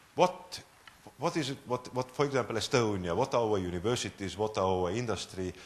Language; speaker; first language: English; non-native, fluent; Estonian